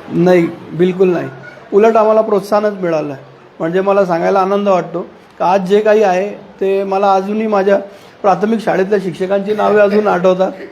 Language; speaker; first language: Marathi; non-native, local second language; Urdu